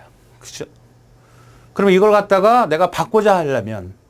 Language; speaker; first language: Korean; native; Korean